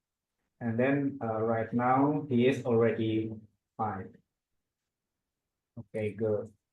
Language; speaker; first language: English; non-native, fluent; Indonesian